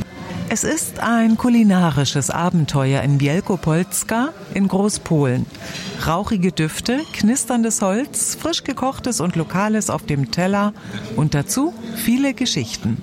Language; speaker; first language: German; native; German